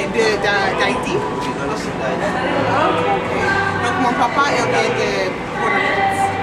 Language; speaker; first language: French; non-native, fluent; English